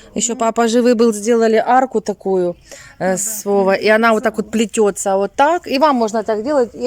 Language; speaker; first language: Russian; non-native, local second language; Ukrainian